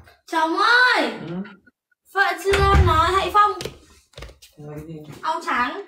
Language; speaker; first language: Vietnamese; non-native, learner; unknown